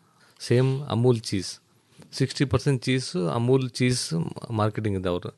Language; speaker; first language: Kannada; non-native, learner; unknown